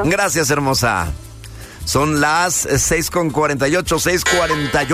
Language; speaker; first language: Spanish; native; Spanish